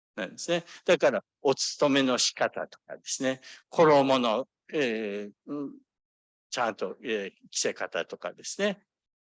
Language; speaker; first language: Japanese; early bilingual, other home language; English